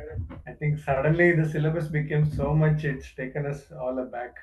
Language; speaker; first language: English; non-native, local second language; Hindi